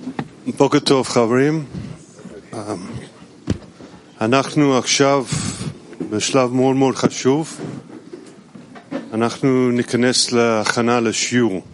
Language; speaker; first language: Hebrew; non-native, learner; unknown